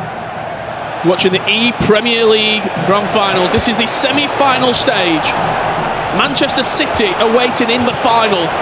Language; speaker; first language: English; native; English